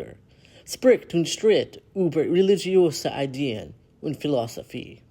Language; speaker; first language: German; non-native, learner; English